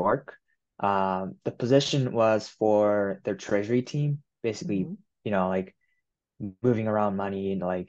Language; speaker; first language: English; non-native, fluent; Japanese